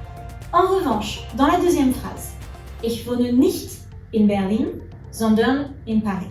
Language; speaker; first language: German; non-native, fluent; French